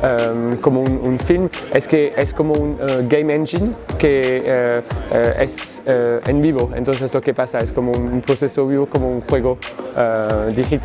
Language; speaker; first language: Spanish; non-native, fluent; French